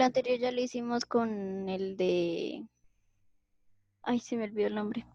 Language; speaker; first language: Spanish; native; Spanish